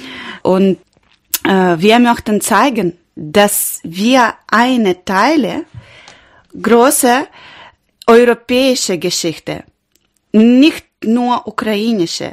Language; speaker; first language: German; non-native, learner; Ukrainian